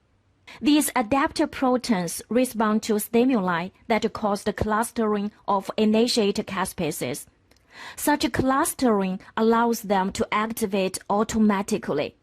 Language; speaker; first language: English; non-native, fluent; Chinese